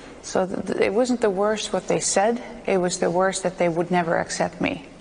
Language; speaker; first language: English; non-native, fluent; Dutch